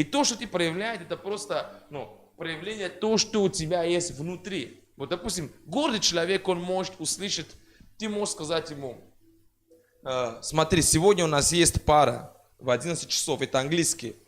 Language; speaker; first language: Russian; non-native, fluent; French